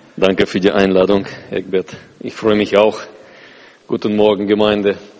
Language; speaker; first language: German; non-native, fluent; Russian